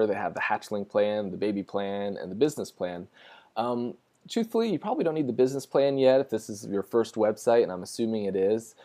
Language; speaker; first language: English; native; English